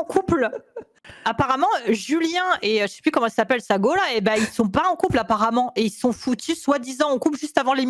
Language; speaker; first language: French; native; French